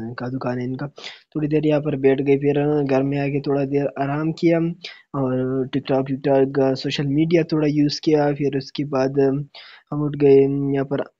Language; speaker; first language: Hindi; native; Hindi